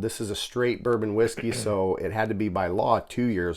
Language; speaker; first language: English; native; English